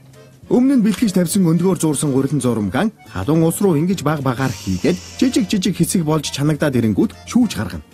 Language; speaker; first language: Mongolian; native; Mongolian